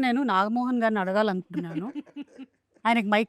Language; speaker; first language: Telugu; native; Telugu